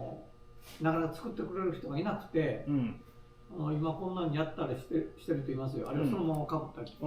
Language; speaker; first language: Japanese; native; Japanese